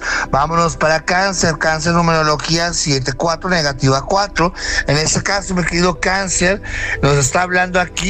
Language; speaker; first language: Spanish; native; Spanish